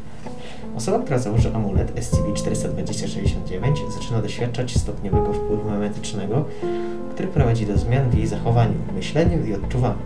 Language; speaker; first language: Polish; native; Polish